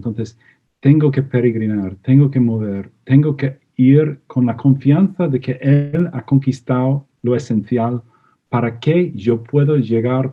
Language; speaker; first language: Spanish; non-native, fluent; English